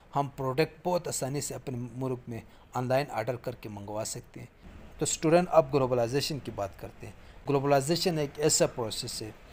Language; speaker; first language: Urdu; native; Urdu